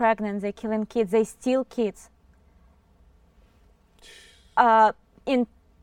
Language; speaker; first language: English; non-native, fluent; Ukrainian